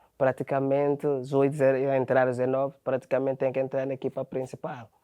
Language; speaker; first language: Portuguese; non-native, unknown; Akan